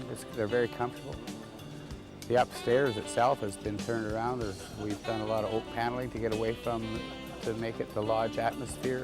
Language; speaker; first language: English; native; English